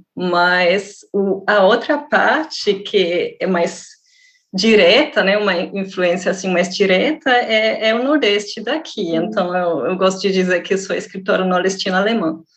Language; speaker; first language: Portuguese; non-native, fluent; German